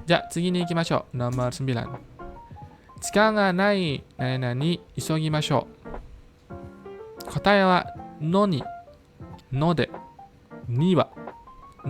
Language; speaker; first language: Japanese; non-native, fluent; Indonesian